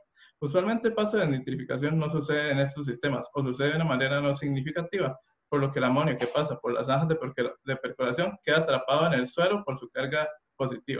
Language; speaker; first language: Spanish; native; Spanish